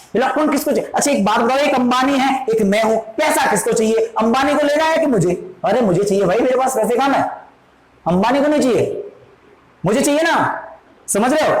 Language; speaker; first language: Hindi; native; Hindi